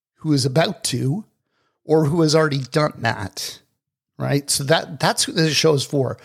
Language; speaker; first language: English; native; English